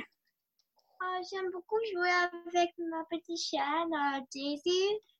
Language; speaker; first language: French; non-native, learner; English